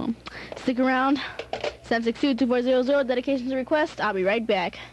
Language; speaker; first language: English; native; English